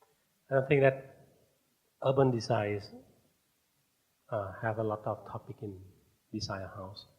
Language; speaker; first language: English; non-native, fluent; Thai